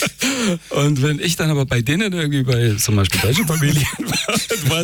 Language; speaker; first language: German; early bilingual, other home language; Persian